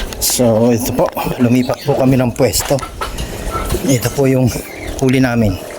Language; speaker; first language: Filipino; native; Filipino